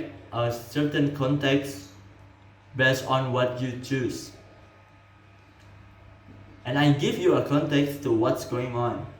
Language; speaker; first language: English; non-native, learner; Indonesian